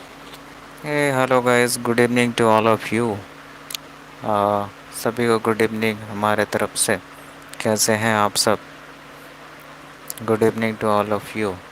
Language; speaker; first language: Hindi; non-native, local second language; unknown